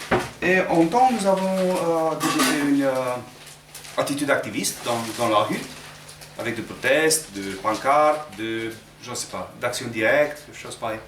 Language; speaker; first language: French; non-native, learner; Romanian